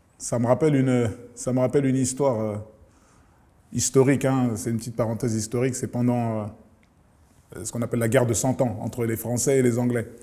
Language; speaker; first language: French; early bilingual, other home language; Lingala